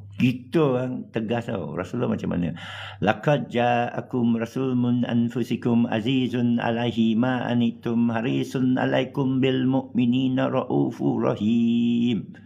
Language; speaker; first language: Malay; non-native, local second language; English